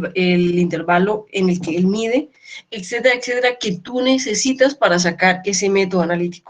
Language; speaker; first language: Spanish; native; Spanish